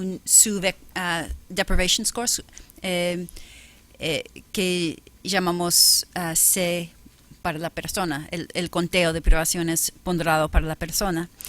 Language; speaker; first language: Spanish; non-native, fluent; English